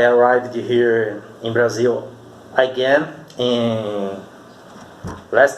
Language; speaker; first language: English; non-native, learner; Portuguese